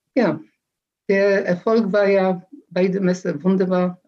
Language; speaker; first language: German; non-native, fluent; Polish